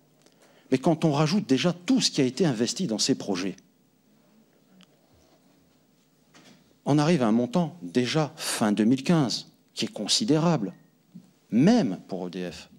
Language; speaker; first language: French; native; French